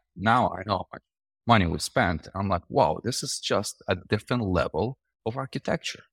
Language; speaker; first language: English; non-native, fluent; Romanian